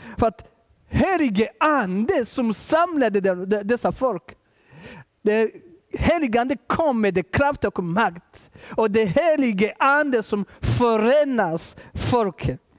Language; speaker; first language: Swedish; non-native, fluent; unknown